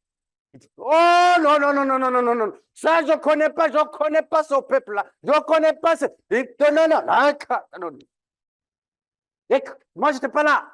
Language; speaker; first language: French; non-native, local second language; Kinyarwanda